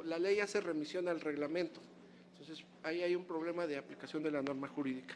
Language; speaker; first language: Spanish; native; Spanish